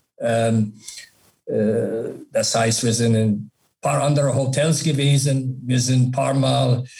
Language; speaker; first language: German; non-native, learner; English